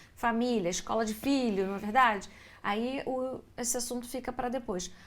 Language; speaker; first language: Portuguese; native; Portuguese